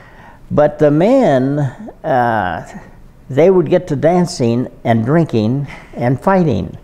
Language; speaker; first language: English; native; English